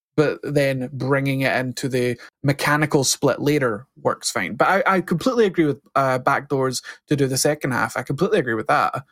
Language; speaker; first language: English; native; English